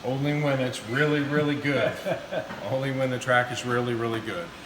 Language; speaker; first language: English; native; English